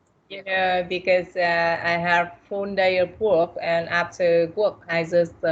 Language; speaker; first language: English; non-native, learner; Vietnamese